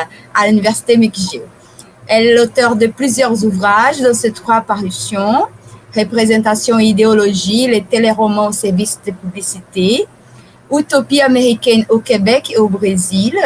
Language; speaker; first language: French; non-native, fluent; Portuguese